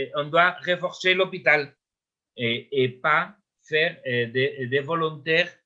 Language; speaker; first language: French; non-native, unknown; Spanish